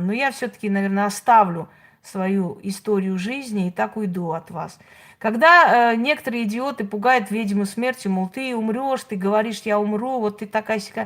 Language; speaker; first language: Russian; native; Russian